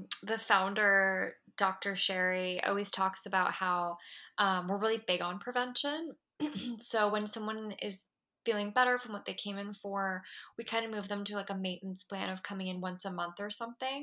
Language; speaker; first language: English; native; English